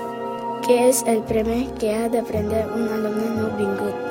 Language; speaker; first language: Catalan; non-native, learner; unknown